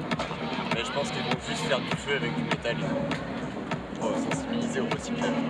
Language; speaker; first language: French; native; French